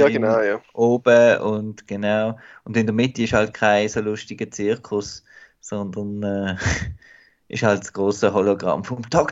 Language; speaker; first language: German; native; German